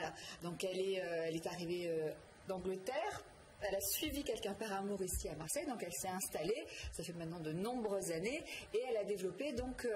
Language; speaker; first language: French; native; French